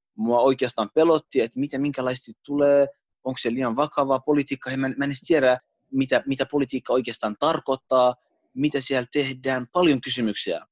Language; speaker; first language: Finnish; early bilingual, other home language; Arabic